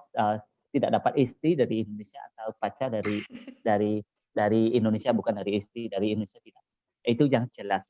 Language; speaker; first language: Indonesian; non-native, learner; Khmer